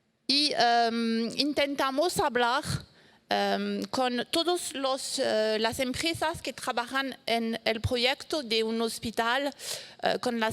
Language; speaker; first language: Spanish; non-native, fluent; French